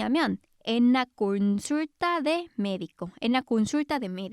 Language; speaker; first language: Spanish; non-native, fluent; Korean